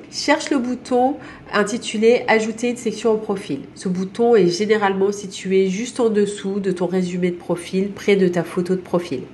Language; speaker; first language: French; native; French